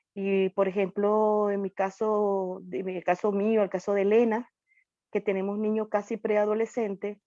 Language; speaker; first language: Spanish; native; Spanish